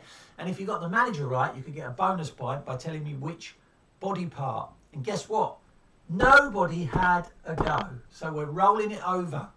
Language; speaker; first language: English; native; English